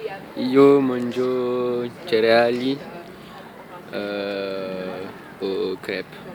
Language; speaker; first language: Italian; non-native, learner; French